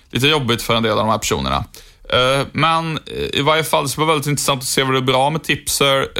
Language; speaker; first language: Swedish; native; Swedish